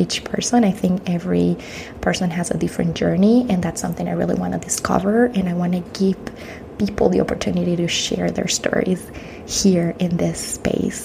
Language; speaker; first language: English; non-native, fluent; Spanish